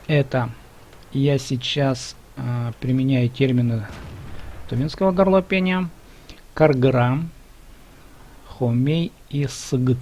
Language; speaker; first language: Russian; native; Russian